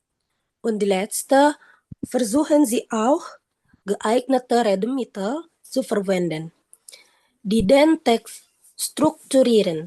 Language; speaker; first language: German; non-native, learner; Indonesian